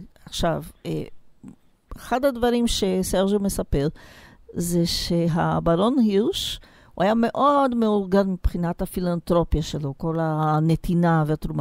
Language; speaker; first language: Hebrew; non-native, fluent; Portuguese